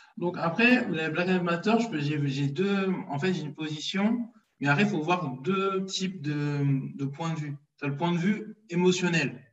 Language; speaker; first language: French; early bilingual, other home language; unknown